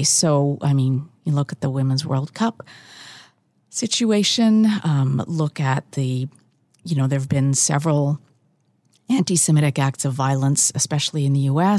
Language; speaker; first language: English; native; English